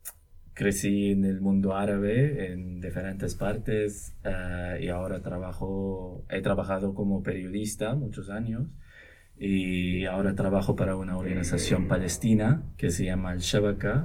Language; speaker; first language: Spanish; non-native, local second language; Arabic